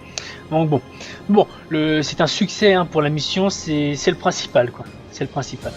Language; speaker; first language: French; native; French